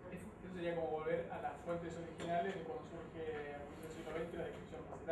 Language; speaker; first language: Spanish; native; Spanish